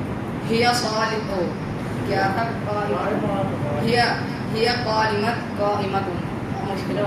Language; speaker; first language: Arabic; non-native, learner; Urdu